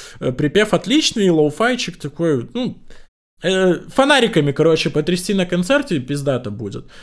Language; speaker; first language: Russian; native; Russian